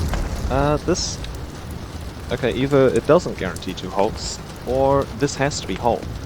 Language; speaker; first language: English; native; English